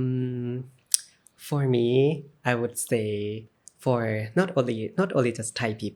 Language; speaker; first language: English; non-native, learner; Thai